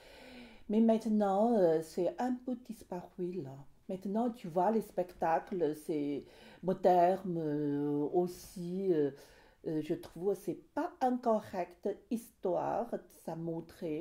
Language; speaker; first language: French; non-native, learner; Chinese